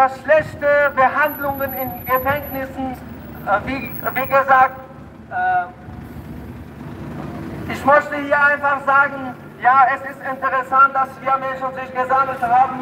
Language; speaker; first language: German; non-native, fluent; Tajik